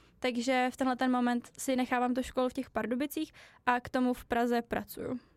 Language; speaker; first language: Czech; native; Czech